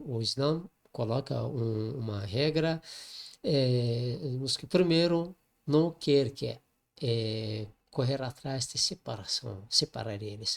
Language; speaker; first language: Portuguese; non-native, learner; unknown